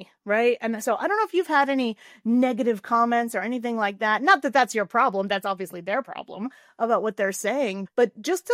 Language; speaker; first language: English; native; English